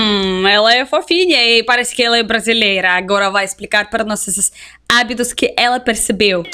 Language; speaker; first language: Portuguese; non-native, fluent; Russian